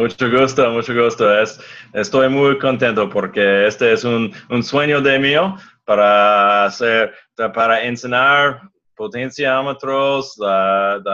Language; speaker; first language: Spanish; non-native, learner; English